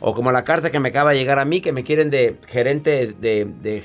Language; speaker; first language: Spanish; native; Spanish